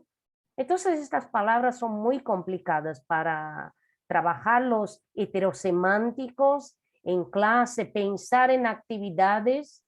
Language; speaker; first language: Spanish; non-native, fluent; Portuguese